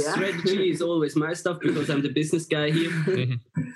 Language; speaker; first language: English; non-native, fluent; German